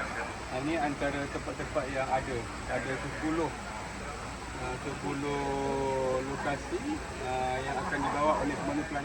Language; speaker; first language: Malay; native; Malay